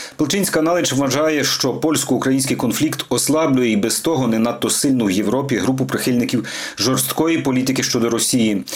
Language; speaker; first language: Ukrainian; native; Ukrainian